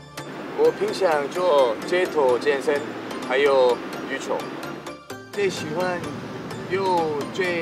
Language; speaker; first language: Chinese; non-native, learner; Korean